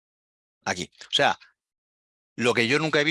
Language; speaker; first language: Spanish; native; Spanish